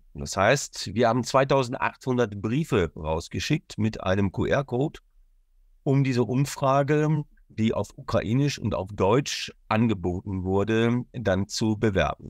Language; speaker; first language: German; native; German